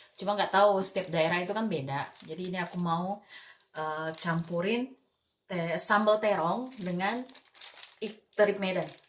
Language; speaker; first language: Indonesian; native; Indonesian